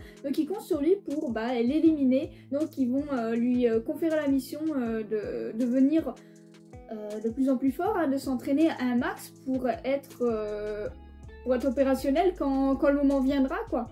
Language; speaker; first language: French; native; French